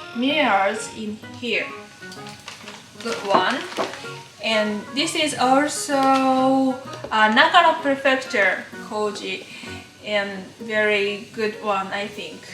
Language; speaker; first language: English; non-native, learner; Japanese